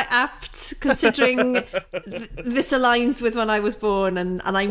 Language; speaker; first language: English; non-native, local second language; Welsh